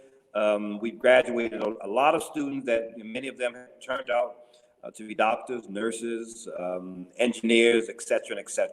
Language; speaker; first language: English; native; English